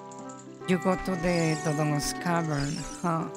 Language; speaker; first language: English; non-native, fluent; Spanish